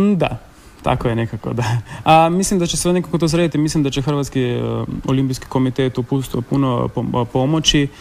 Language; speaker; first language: Serbian; early bilingual, heritage; Slovenian